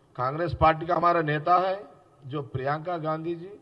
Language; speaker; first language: Hindi; non-native, local second language; Telugu